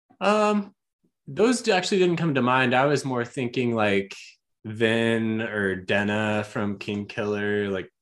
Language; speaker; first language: English; native; English